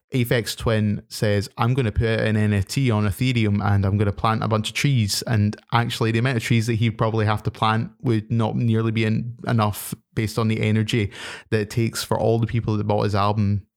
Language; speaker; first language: English; native; English